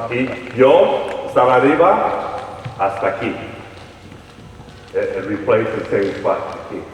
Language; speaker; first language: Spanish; early bilingual, heritage; Spanish